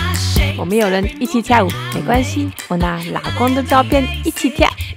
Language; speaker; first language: Chinese; non-native, fluent; French